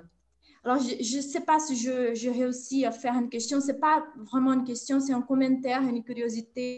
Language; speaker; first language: French; non-native, fluent; Portuguese